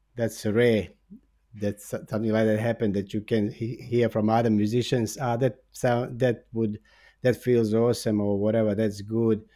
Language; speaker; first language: English; non-native, fluent; Bosnian